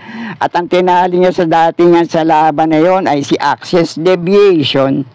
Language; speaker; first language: Filipino; native; Filipino